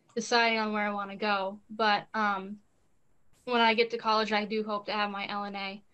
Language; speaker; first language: English; native; English